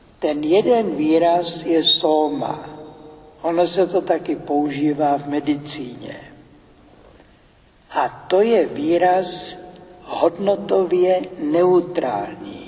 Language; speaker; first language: Czech; native; Czech